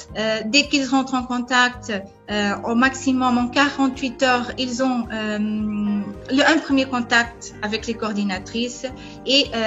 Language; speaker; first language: French; non-native, fluent; Portuguese